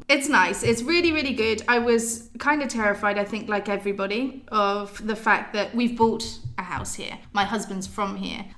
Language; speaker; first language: English; native; English